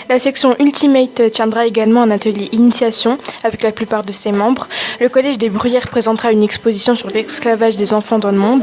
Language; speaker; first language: French; native; French